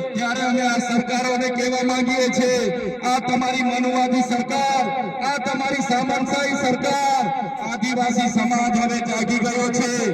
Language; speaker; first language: Gujarati; non-native, local second language; Vasavi